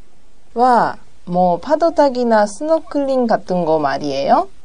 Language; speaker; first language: Korean; non-native, learner; Japanese